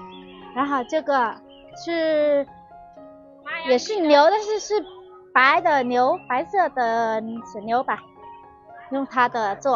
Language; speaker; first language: Chinese; non-native, fluent; Vietnamese